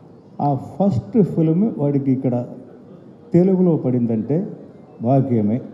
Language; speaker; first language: Telugu; non-native, learner; Tamil